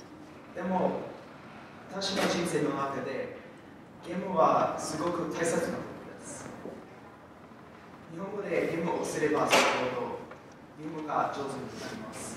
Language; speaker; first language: Japanese; non-native, learner; English